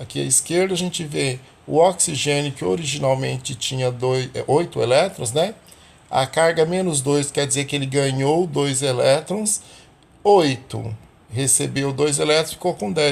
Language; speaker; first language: Portuguese; native; Portuguese